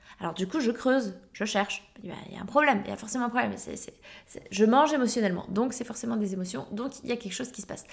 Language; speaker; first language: French; native; French